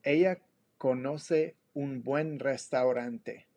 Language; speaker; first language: Spanish; non-native, fluent; English